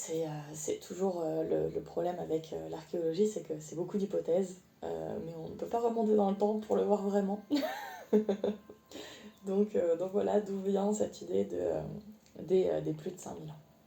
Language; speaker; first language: French; native; French